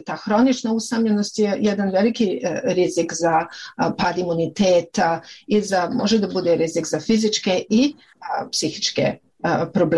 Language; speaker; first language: Serbian; native; Serbian